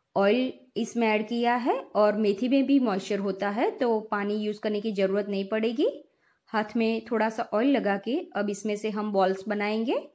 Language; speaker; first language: Hindi; non-native, local second language; Gujarati